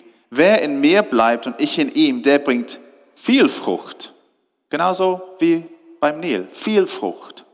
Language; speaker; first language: German; non-native, fluent; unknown